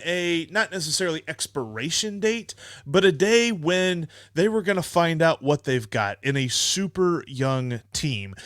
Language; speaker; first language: English; native; English